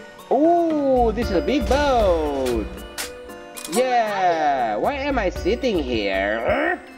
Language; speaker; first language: English; non-native, fluent; Indonesian